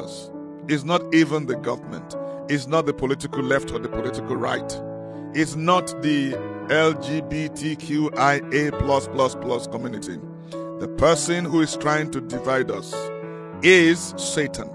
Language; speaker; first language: English; non-native, local second language; Yoruba